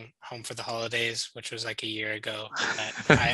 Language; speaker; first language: English; native; English